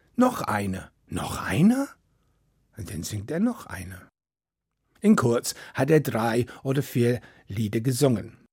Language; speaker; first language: German; non-native, fluent; English